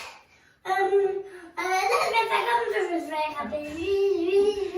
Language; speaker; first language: French; native; French